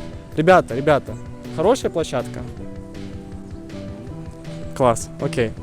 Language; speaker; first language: Russian; native; Russian